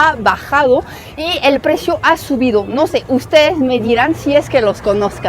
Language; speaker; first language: Spanish; native; Spanish